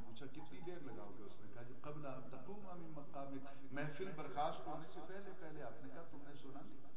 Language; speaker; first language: Urdu; non-native, local second language; Punjabi